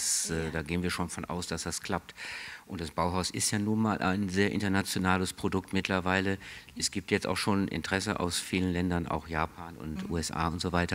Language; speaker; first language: German; native; German